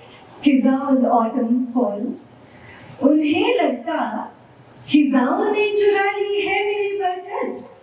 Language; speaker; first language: Hindi; native; Hindi